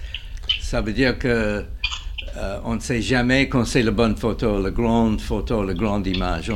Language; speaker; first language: French; non-native, fluent; English